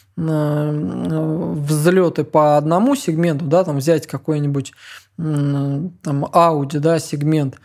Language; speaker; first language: Russian; native; Russian